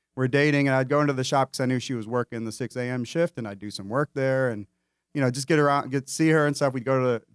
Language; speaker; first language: English; native; English